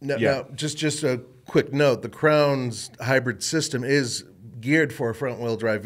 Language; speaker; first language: English; native; English